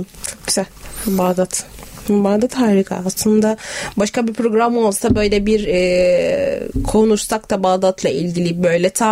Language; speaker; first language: Turkish; non-native, fluent; Arabic